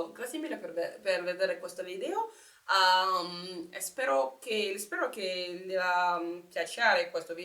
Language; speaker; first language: Italian; non-native, learner; French